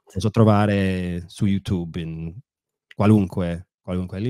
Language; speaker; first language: Italian; non-native, fluent; English